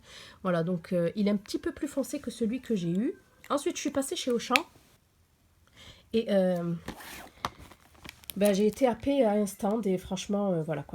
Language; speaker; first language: French; native; French